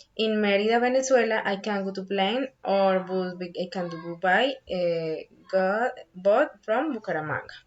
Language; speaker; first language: English; non-native, learner; Spanish